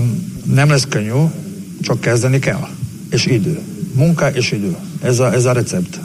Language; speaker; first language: Hungarian; non-native, learner; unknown